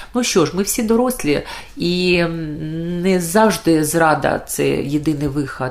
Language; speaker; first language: Ukrainian; native; Ukrainian